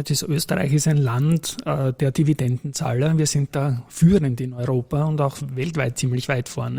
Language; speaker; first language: German; native; German